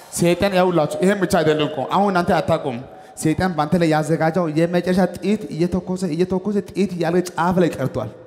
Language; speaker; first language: Amharic; non-native, local second language; Wolaytta